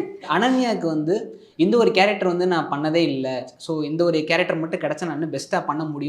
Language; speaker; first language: Tamil; native; Tamil